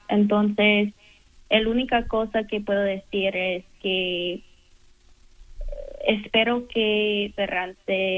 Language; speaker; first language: Spanish; non-native, fluent; English